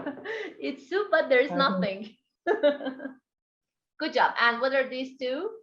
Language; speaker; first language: English; non-native, fluent; Persian